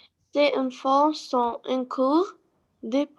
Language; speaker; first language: French; non-native, learner; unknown